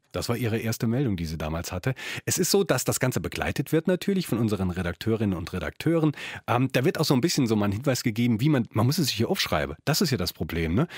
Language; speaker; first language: German; native; German